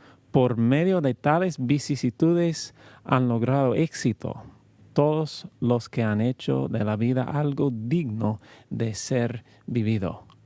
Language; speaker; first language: Spanish; non-native, learner; English